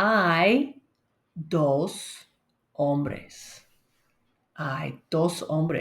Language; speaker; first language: Spanish; non-native, learner; English